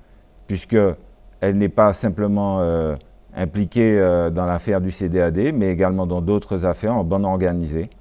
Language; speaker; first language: French; native; French